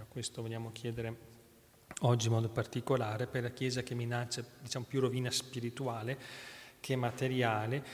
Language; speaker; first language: Italian; native; Italian